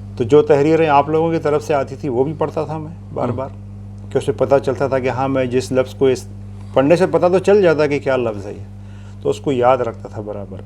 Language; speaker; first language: Urdu; native; Urdu